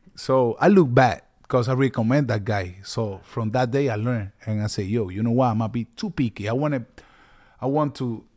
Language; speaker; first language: English; early bilingual, other home language; Spanish